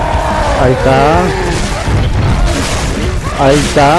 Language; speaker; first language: Spanish; native; Spanish